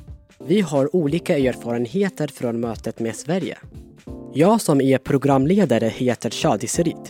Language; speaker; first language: Swedish; non-native, fluent; Tigrinya